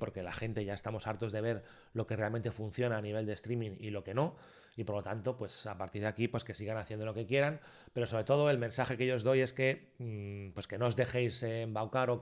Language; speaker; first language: Spanish; native; Spanish